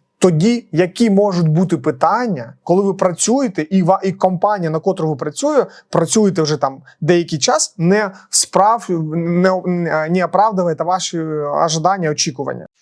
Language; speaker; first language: Ukrainian; non-native, local second language; Russian